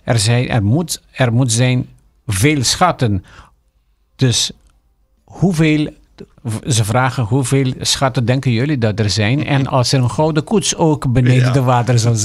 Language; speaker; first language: Dutch; non-native, local second language; Papiamento